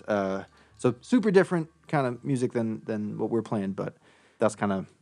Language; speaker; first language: English; native; English